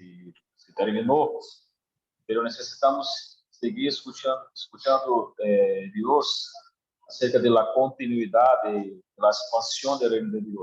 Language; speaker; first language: Spanish; non-native, learner; Portuguese